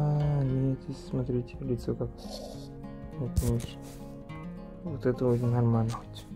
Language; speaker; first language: Russian; non-native, local second language; Kazakh